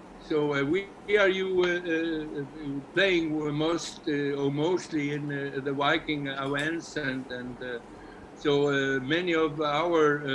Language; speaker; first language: English; non-native, learner; Icelandic